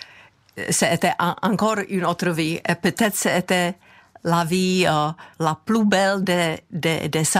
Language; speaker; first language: French; non-native, fluent; Czech